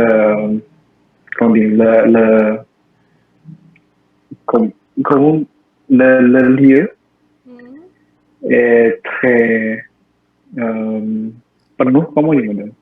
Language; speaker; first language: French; non-native, learner; Indonesian